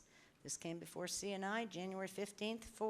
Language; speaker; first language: English; native; English